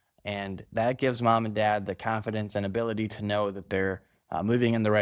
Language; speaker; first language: English; native; English